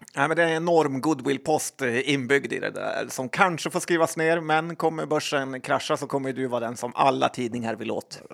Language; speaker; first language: Swedish; native; Swedish